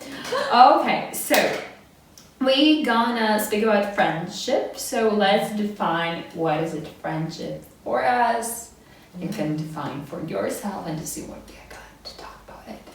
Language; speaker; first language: English; non-native, fluent; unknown